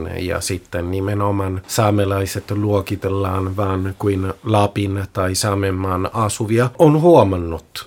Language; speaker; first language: Finnish; non-native, fluent; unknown